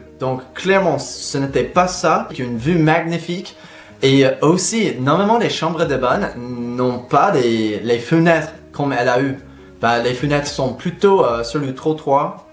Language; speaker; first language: French; non-native, fluent; English